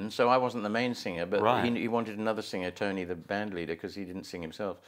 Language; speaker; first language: English; native; English